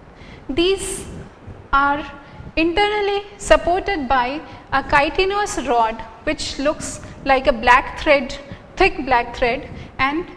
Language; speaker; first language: English; non-native, local second language; Hindi